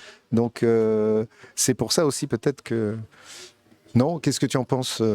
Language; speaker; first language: French; native; French